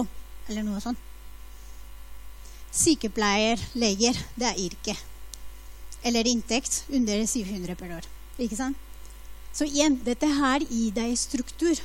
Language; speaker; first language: Norwegian; non-native, fluent; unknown